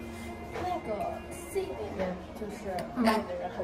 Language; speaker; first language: Chinese; non-native, learner; Japanese